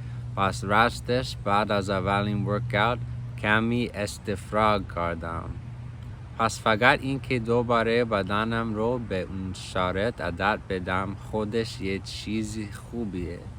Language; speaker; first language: Persian; non-native, fluent; English